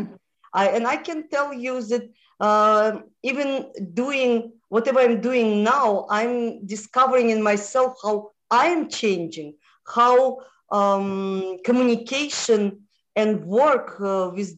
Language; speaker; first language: English; non-native, fluent; Russian